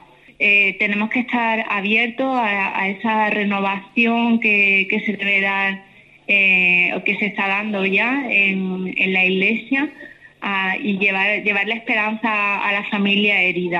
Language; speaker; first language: Spanish; native; Spanish